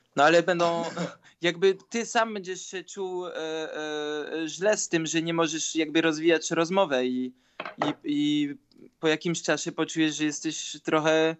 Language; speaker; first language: Polish; early bilingual, heritage; Polish